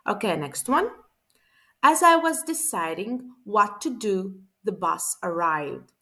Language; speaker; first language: English; non-native, fluent; Latvian